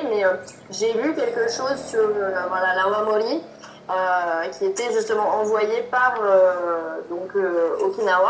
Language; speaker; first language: French; native; French